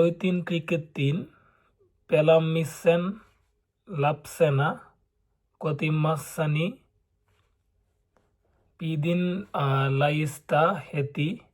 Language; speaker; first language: Finnish; non-native, learner; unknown